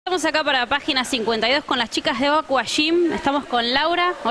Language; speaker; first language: Spanish; native; Spanish